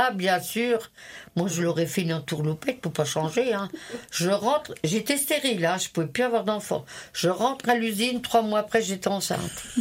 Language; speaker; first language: French; early bilingual, other home language; Italian